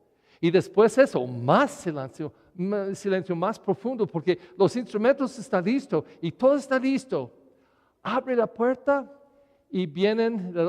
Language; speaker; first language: Spanish; non-native, learner; English